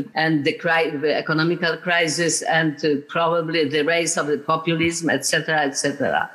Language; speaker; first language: English; non-native, fluent; Polish